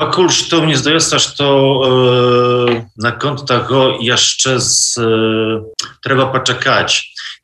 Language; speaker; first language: Belarusian; non-native, local second language; Polish